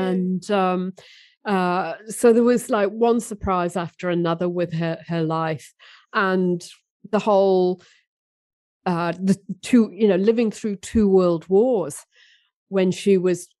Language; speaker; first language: English; native; English